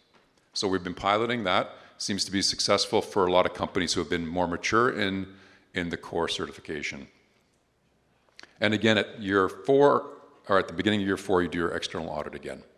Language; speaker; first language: English; native; English